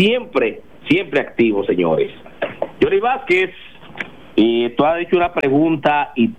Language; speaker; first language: Spanish; native; Spanish